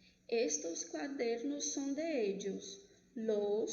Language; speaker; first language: Spanish; non-native, fluent; Portuguese